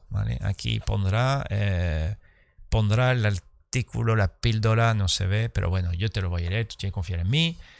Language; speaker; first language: Spanish; early bilingual, heritage; Spanish